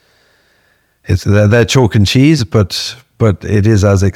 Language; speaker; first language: English; native; English